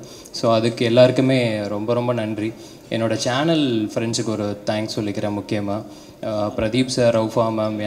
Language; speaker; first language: Tamil; native; Tamil